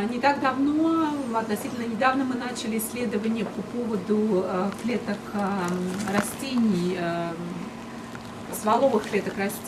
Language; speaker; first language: Russian; native; Russian